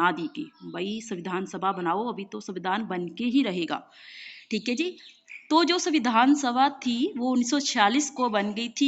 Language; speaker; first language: Hindi; non-native, local second language; Punjabi